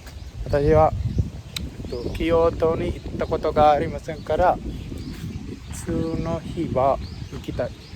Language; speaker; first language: Japanese; non-native, learner; Sinhala